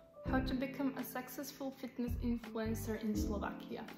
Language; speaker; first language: English; non-native, fluent; Slovak